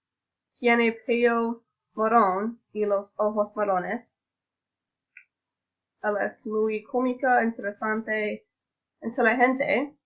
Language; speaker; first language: Spanish; non-native, learner; English